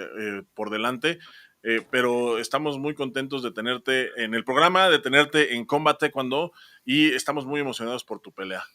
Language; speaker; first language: Spanish; native; Spanish